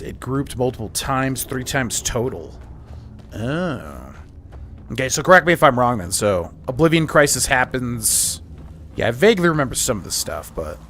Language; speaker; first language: English; native; English